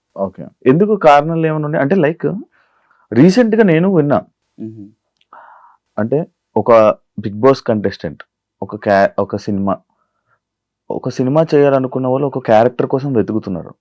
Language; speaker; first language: Telugu; native; Telugu